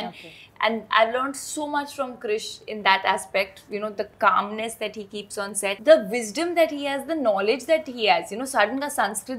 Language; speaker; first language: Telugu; non-native, fluent; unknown